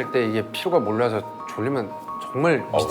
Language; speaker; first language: Korean; native; Korean